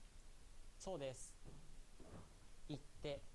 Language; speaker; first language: Japanese; non-native, learner; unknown